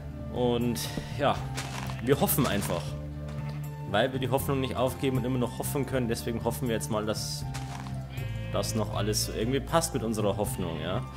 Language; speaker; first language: German; native; German